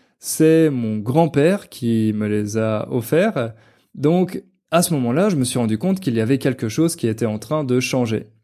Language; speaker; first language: French; native; French